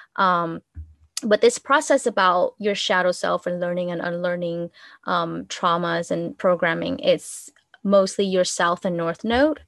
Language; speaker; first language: English; non-native, fluent; Vietnamese